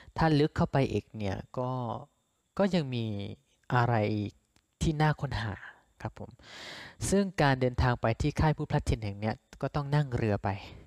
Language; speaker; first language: Thai; non-native, local second language; S'gaw Karen